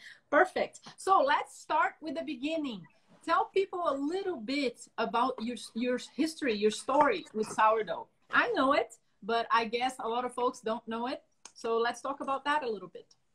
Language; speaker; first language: English; non-native, fluent; Portuguese